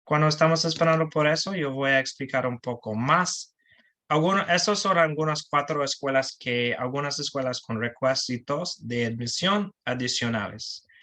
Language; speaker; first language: Spanish; non-native, learner; English